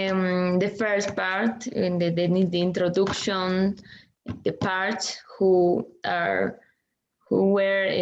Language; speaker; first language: English; non-native, learner; Spanish